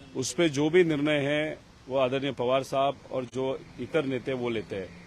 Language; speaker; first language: Hindi; non-native, local second language; Marathi